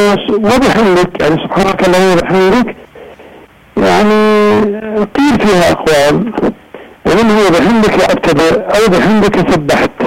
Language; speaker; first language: Arabic; native; Arabic